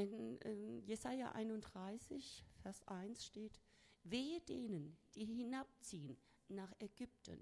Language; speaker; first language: German; non-native, fluent; Spanish